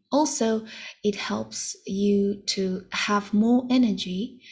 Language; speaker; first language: English; non-native, fluent; Russian